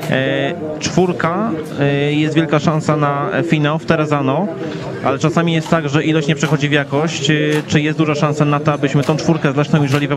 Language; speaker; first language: Polish; native; Polish